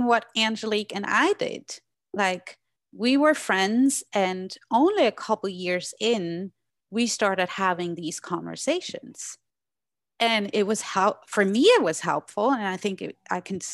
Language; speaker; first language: English; non-native, fluent; German